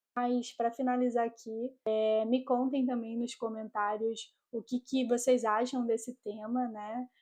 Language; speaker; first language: Portuguese; native; Portuguese